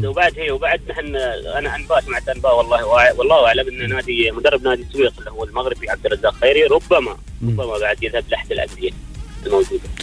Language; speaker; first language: Arabic; native; Arabic